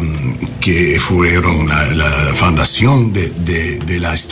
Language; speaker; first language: Spanish; non-native, learner; English